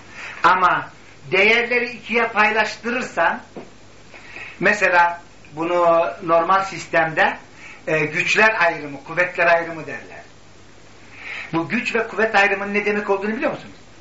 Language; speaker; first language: Turkish; native; Turkish